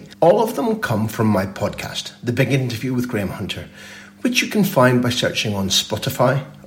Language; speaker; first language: English; native; English